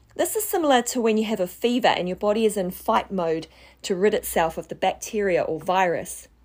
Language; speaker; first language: English; native; English